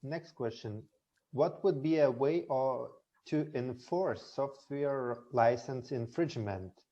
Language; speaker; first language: English; non-native, fluent; Lithuanian